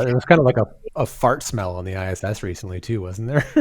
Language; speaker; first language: English; native; English